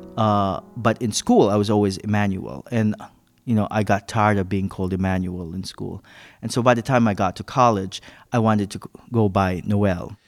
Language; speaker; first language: English; non-native, local second language; Filipino